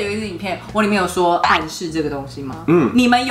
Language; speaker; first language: Chinese; native; Chinese